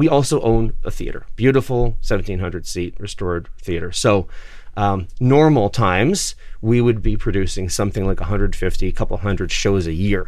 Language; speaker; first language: English; native; English